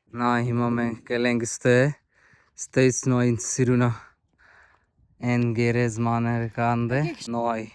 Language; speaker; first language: Armenian; non-native, learner; Hindi